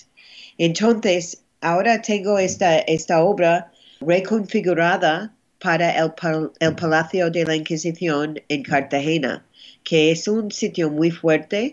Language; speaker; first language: Spanish; non-native, fluent; English